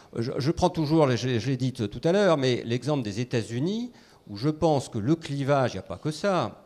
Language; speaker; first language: French; native; French